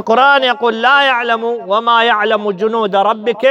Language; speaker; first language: Arabic; native; Arabic